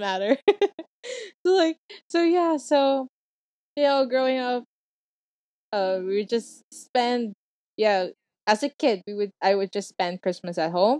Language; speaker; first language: English; non-native, local second language; Filipino